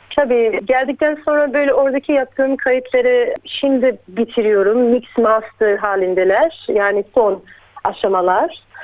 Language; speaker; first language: Turkish; early bilingual, heritage; Turkish